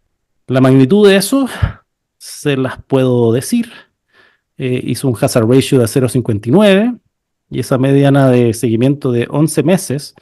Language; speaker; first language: Spanish; native; Spanish